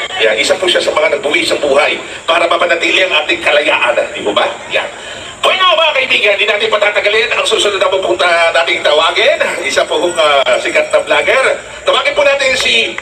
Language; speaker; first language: Filipino; non-native, local second language; Cebuano